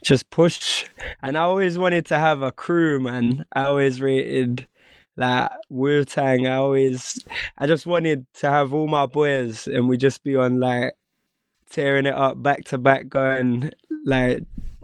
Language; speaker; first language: English; native; English